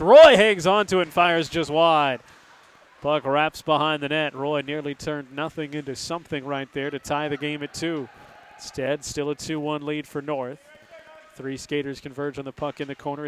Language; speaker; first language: English; native; English